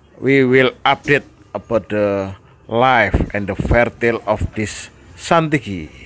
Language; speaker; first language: English; non-native, learner; Indonesian